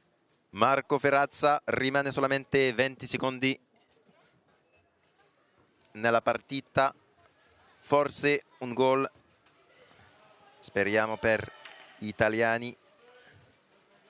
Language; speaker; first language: Italian; non-native, fluent; French